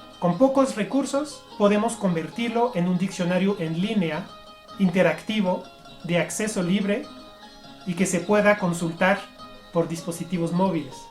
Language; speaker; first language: Spanish; non-native, fluent; French